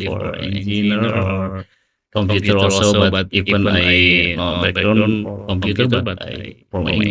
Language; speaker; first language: English; non-native, learner; Indonesian